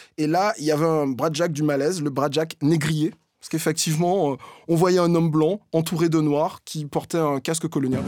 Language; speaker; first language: French; native; French